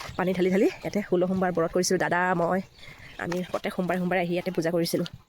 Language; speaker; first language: Assamese; non-native, local second language; Manipuri